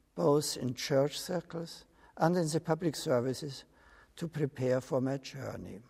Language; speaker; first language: English; non-native, fluent; German